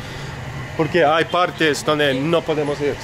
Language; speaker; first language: Spanish; non-native, learner; English